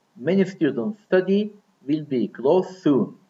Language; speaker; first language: English; non-native, fluent; Turkish